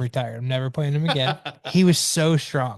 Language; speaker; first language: English; native; English